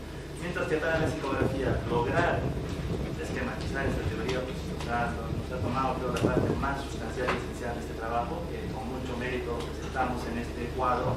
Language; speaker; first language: Spanish; native; Spanish